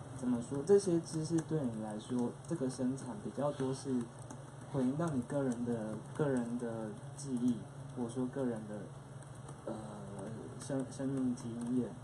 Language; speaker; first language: Chinese; native; Chinese